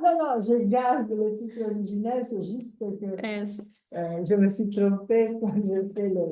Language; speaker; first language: French; non-native, fluent; Italian